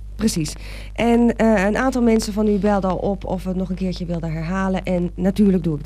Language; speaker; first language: Dutch; native; Dutch